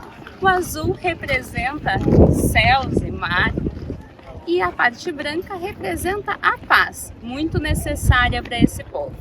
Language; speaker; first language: Portuguese; native; Portuguese